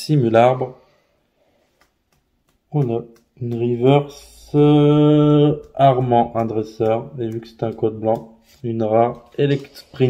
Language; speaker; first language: French; native; French